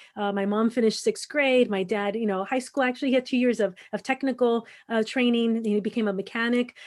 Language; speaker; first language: English; native; English